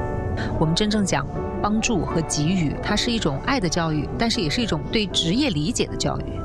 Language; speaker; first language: Chinese; native; Chinese